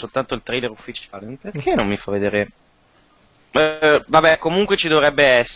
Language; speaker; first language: Italian; native; Italian